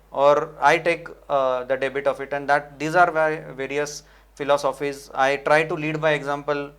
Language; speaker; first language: Hindi; non-native, local second language; Marwari